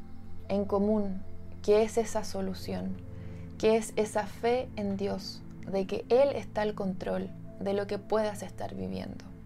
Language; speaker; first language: Spanish; native; Spanish